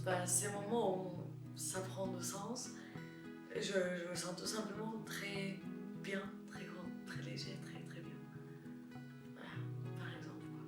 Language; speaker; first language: French; non-native, fluent; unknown